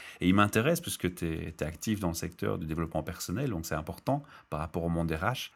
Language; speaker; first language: French; native; French